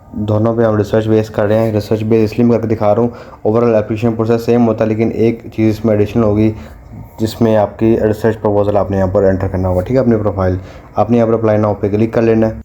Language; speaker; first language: Urdu; non-native, local second language; Punjabi